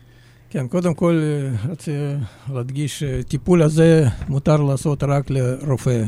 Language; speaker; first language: Hebrew; non-native, fluent; Russian